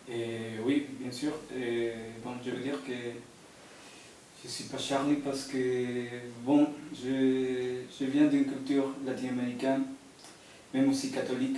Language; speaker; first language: French; non-native, fluent; Spanish